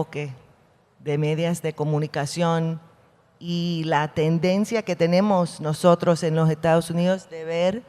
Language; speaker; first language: Spanish; non-native, fluent; English